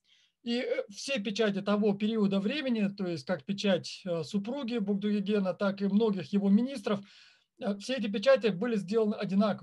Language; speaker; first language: Russian; native; Russian